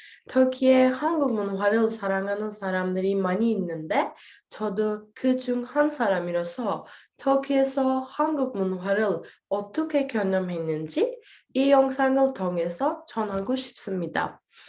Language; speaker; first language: Korean; non-native, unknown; Turkish